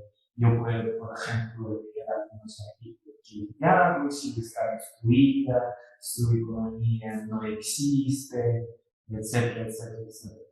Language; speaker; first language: Spanish; non-native, fluent; Russian